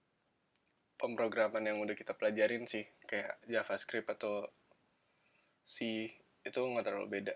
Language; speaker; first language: Indonesian; native; Indonesian